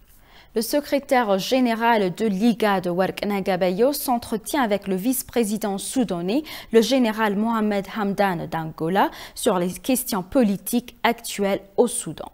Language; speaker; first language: French; non-native, fluent; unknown